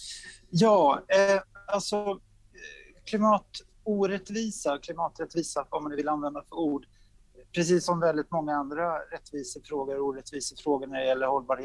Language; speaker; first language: Swedish; native; Swedish